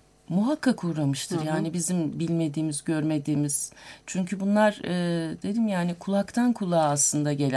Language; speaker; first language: Turkish; native; Turkish